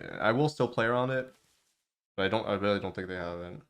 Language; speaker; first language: English; native; English